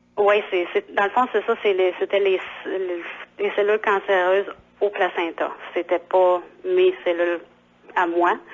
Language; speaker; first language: French; native; French